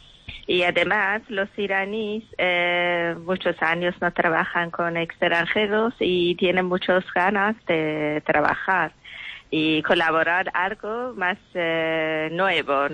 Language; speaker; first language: Spanish; non-native, learner; Persian